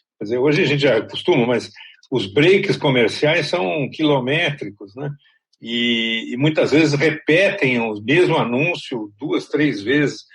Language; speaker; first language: Portuguese; native; Portuguese